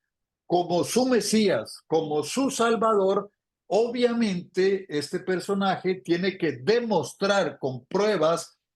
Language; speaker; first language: Spanish; native; Spanish